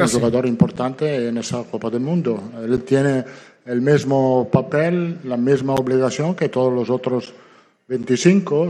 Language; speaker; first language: Portuguese; non-native, learner; Italian